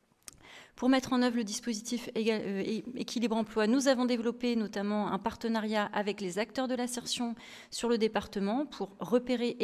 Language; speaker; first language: French; native; French